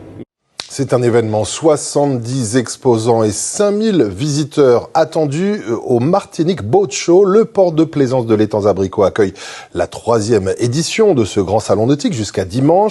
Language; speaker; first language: French; native; French